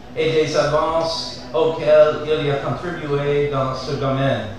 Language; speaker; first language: French; non-native, fluent; English